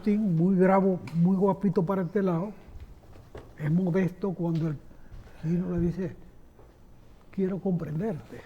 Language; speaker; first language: Spanish; native; Spanish